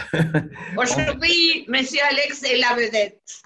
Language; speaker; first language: French; non-native, fluent; Spanish